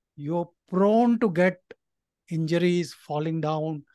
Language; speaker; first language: English; non-native, local second language; Nepali